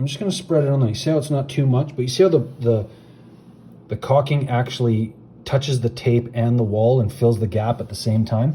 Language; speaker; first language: English; native; English